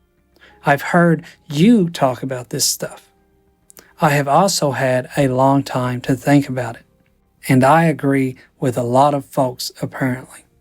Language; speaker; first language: English; native; English